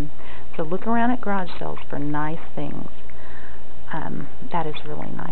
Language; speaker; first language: English; native; English